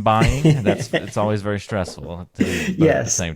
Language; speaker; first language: English; native; English